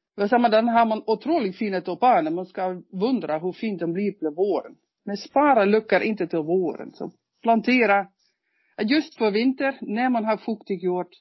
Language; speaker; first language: Swedish; non-native, learner; Dutch